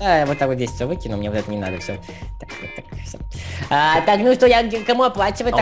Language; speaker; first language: Russian; native; Russian